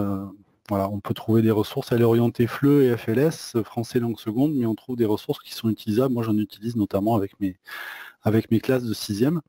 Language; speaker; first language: French; native; French